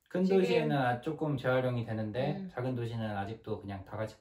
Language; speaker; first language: Korean; native; Korean